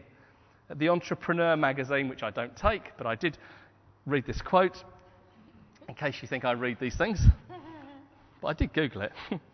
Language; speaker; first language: English; native; English